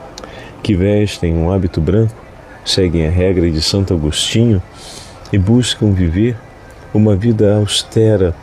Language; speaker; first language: Portuguese; native; Portuguese